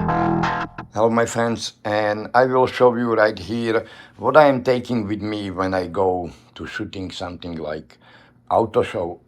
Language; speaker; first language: English; non-native, learner; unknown